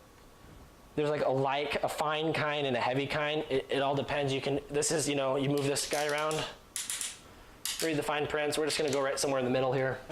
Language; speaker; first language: English; native; English